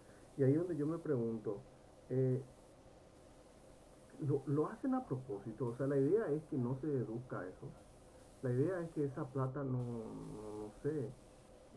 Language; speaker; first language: Spanish; native; Spanish